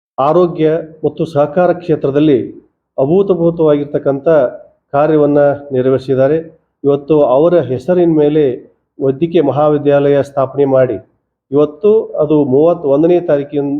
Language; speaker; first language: Kannada; native; Kannada